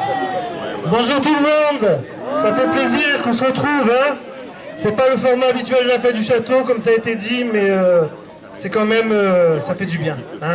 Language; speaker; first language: French; native; French